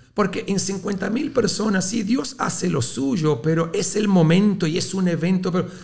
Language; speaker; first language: Spanish; early bilingual, heritage; Spanish